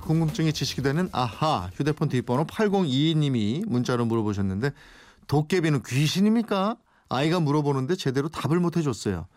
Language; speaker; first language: Korean; native; Korean